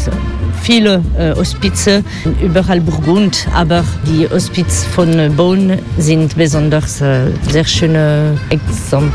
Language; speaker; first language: German; non-native, fluent; French